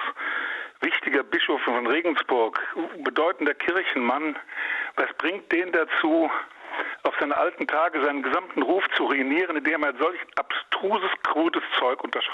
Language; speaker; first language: German; native; German